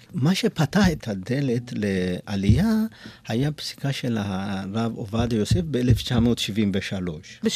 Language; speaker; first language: Hebrew; non-native, fluent; Amharic